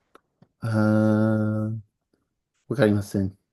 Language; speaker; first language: Japanese; non-native, learner; English